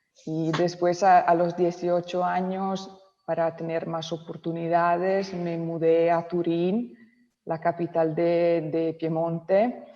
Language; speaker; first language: Spanish; non-native, local second language; Italian